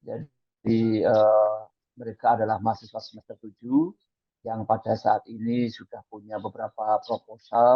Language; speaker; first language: Indonesian; native; Indonesian